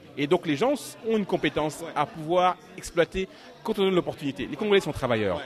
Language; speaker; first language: French; non-native, local second language; Lingala